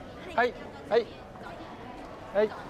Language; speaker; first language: Japanese; native; Japanese